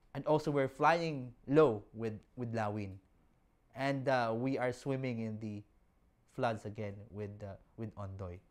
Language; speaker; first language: English; non-native, local second language; Filipino